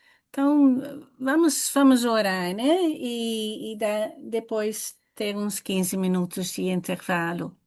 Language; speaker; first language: Portuguese; non-native, fluent; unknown